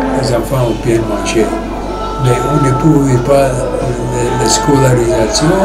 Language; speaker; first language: French; non-native, fluent; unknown